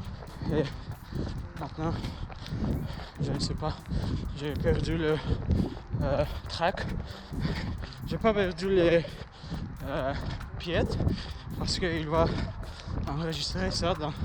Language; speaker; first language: French; non-native, learner; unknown